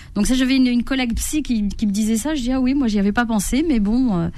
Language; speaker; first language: French; native; French